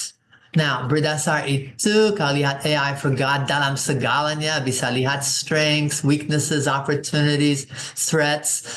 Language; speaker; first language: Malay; non-native, fluent; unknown